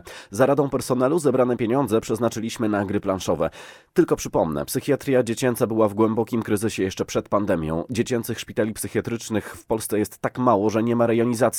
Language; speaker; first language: Polish; native; Polish